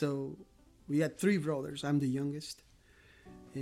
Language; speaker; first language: English; non-native, fluent; Spanish